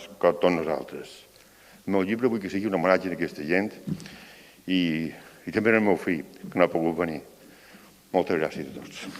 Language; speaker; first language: Catalan; native; Catalan